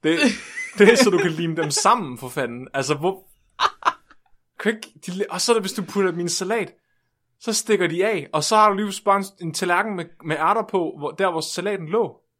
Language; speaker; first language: Danish; native; Danish